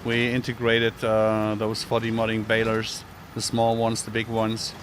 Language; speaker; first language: English; non-native, fluent; German